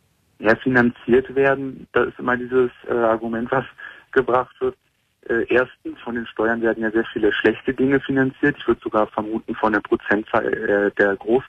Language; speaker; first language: German; native; German